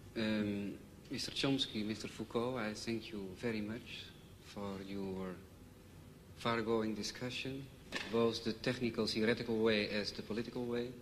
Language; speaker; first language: English; non-native, fluent; Dutch